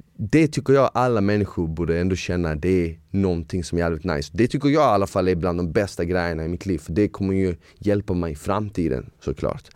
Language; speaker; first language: Swedish; early bilingual, other home language; Bosnian